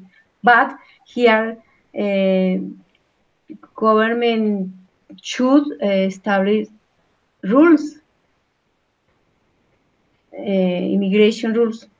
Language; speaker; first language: English; non-native, learner; Spanish